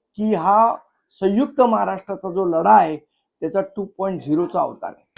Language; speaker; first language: Marathi; native; Marathi